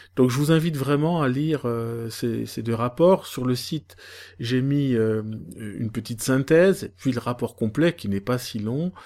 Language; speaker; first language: French; native; French